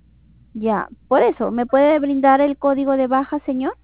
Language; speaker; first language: Spanish; native; Spanish